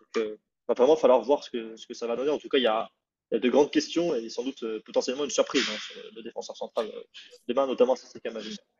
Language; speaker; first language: French; native; French